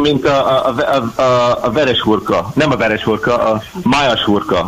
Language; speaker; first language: Hungarian; non-native, learner; English